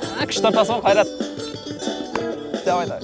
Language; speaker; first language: Russian; non-native, local second language; Kazakh